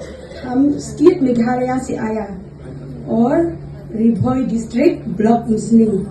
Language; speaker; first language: Hindi; non-native, local second language; Khasi